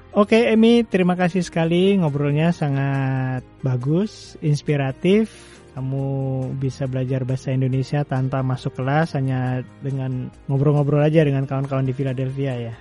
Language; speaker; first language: Indonesian; native; Indonesian